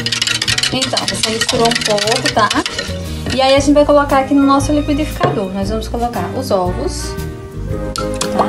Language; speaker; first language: Portuguese; native; Portuguese